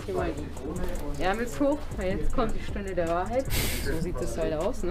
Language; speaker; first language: German; native; German